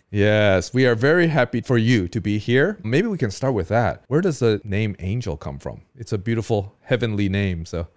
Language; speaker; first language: English; native; English